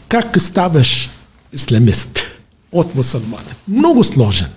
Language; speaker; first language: Bulgarian; non-native, fluent; Arabic